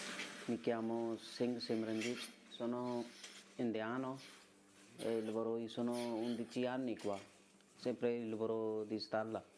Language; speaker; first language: Italian; non-native, learner; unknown